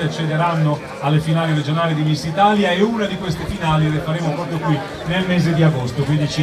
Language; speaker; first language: Italian; native; Italian